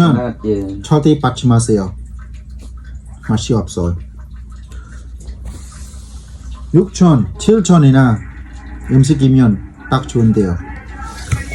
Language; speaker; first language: Korean; non-native, learner; Vietnamese